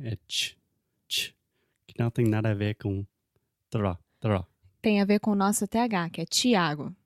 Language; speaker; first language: Portuguese; non-native, fluent; English